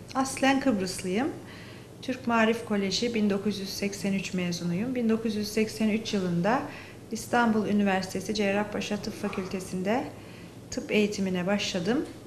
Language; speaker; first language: Turkish; native; Turkish